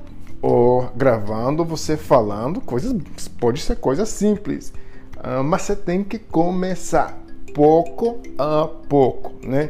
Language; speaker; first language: Portuguese; non-native, fluent; English